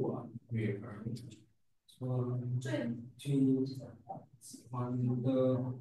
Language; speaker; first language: Chinese; non-native, learner; Vietnamese